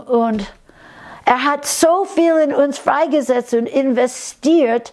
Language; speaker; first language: German; non-native, fluent; English